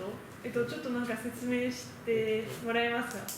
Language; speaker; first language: Japanese; non-native, learner; French